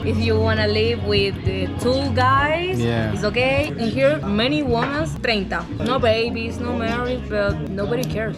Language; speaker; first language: English; non-native, learner; Spanish